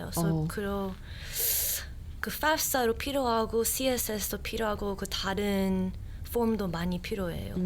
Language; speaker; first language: Korean; early bilingual, heritage; Korean